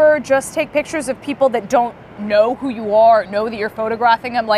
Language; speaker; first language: English; native; English